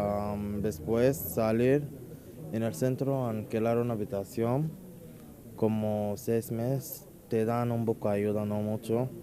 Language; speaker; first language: Spanish; non-native, learner; Arabic